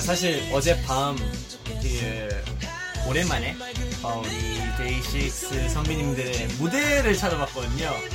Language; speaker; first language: Korean; early bilingual, heritage; Korean